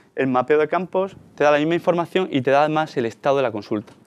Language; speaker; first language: Spanish; native; Spanish